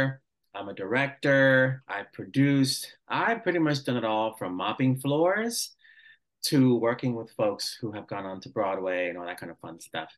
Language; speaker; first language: English; early bilingual, other home language; Spanish